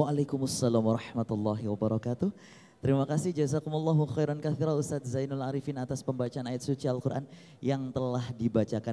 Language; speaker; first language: Indonesian; native; Indonesian